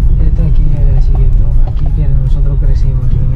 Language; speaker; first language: Spanish; early bilingual, other home language; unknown